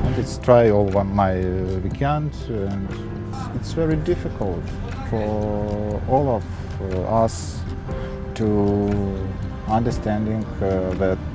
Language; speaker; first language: English; non-native, learner; Ukrainian